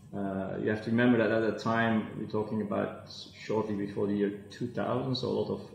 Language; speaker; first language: English; non-native, fluent; Dutch